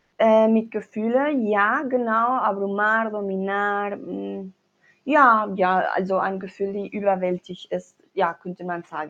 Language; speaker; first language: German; non-native, learner; Spanish